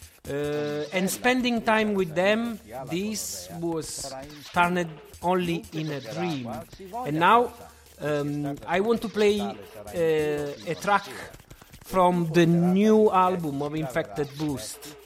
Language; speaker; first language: English; non-native, fluent; Italian